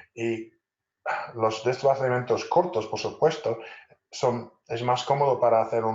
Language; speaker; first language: Spanish; non-native, fluent; English